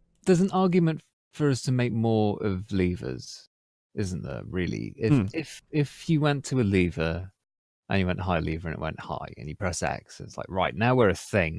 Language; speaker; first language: English; native; English